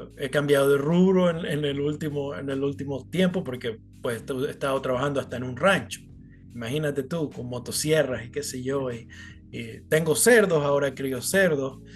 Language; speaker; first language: Spanish; native; Spanish